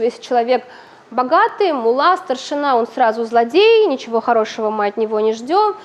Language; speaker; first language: Russian; native; Russian